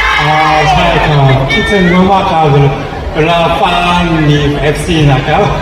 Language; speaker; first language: Thai; non-native, learner; Korean